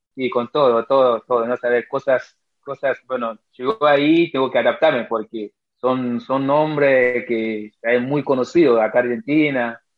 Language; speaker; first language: Spanish; non-native, fluent; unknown